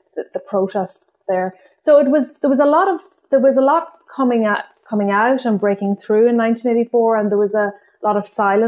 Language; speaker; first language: English; non-native, local second language; Irish